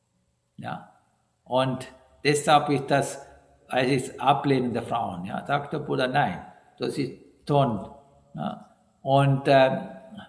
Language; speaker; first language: German; non-native, fluent; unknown